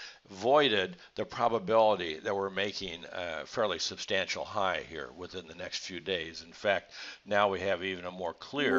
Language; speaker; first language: English; native; English